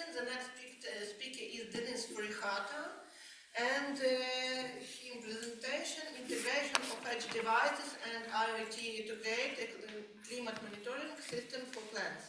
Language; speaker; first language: English; non-native, learner; Ukrainian